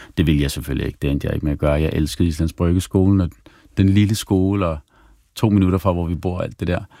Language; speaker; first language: Danish; early bilingual, other home language; Arabic